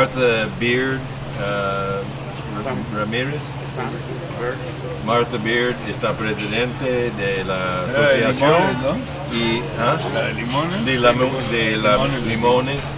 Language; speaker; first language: Spanish; non-native, learner; English